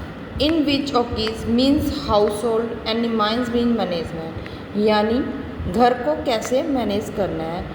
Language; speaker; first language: Hindi; native; Hindi